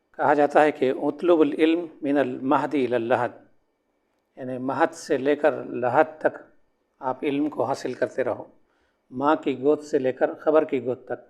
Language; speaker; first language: Urdu; native; Urdu